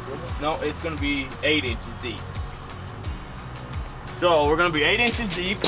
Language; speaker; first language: English; native; English